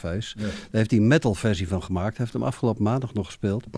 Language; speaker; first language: Dutch; native; Dutch